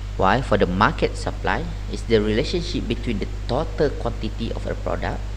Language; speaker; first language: English; non-native, local second language; Malay